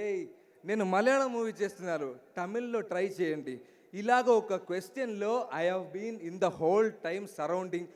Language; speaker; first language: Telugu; non-native, learner; Malayalam